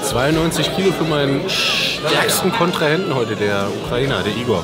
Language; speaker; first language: German; native; German